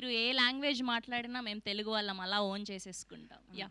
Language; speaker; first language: Telugu; native; Telugu